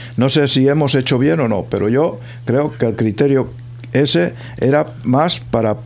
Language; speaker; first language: Spanish; non-native, local second language; Catalan